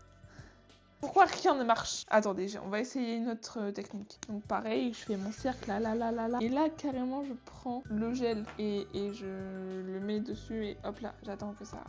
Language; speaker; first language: French; native; French